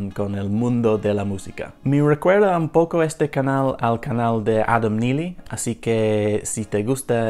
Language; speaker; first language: Spanish; non-native, fluent; English